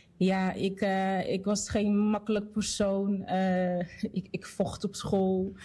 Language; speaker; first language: Dutch; non-native, fluent; Portuguese